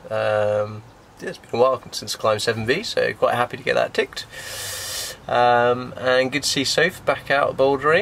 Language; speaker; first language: English; native; English